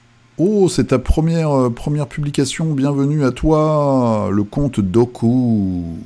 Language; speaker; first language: French; native; French